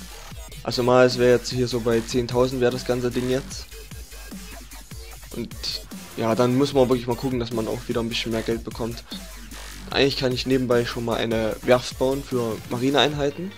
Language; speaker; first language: German; native; German